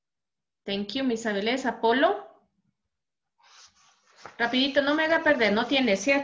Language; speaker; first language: Spanish; native; Spanish